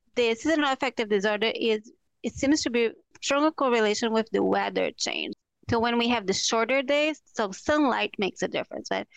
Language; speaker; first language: English; non-native, fluent; Portuguese